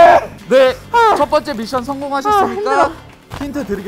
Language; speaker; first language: Korean; native; Korean